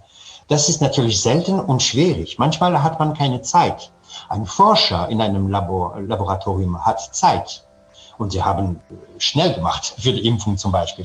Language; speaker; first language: German; non-native, fluent; French